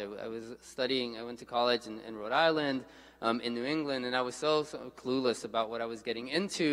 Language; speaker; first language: English; native; English